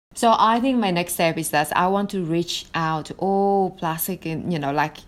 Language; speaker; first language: English; non-native, fluent; Vietnamese